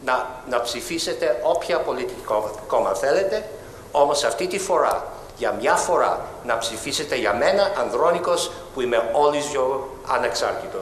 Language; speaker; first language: Greek; early bilingual, heritage; Greek